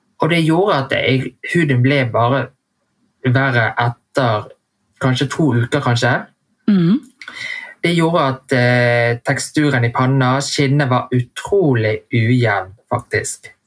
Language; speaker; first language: Norwegian; early bilingual, heritage; Vietnamese